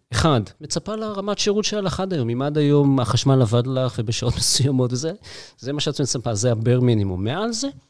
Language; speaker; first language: Hebrew; native; Hebrew